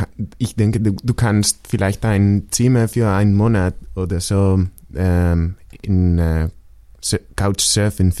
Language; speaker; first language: German; non-native, learner; Spanish